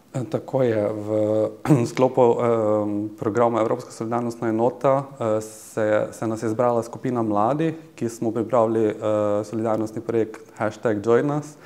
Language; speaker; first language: Slovenian; native; Slovenian